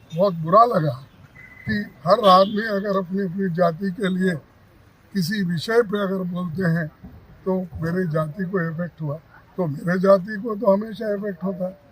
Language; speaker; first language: Hindi; non-native, local second language; Kannada